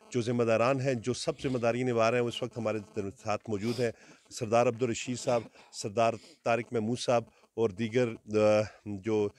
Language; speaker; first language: Urdu; non-native, local second language; Northern Hindko